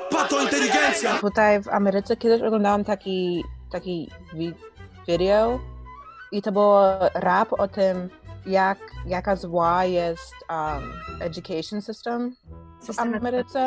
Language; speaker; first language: Polish; early bilingual, heritage; Polish